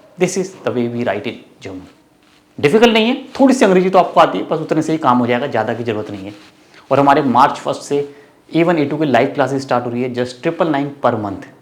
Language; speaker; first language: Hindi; native; Hindi